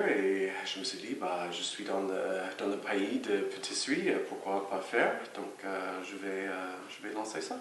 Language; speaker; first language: French; non-native, fluent; English